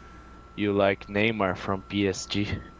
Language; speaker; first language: English; non-native, learner; Portuguese